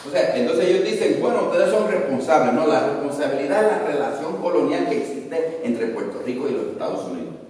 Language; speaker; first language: Spanish; early bilingual, other home language; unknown